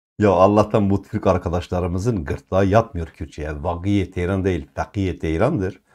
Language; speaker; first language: Turkish; non-native, local second language; Kurdish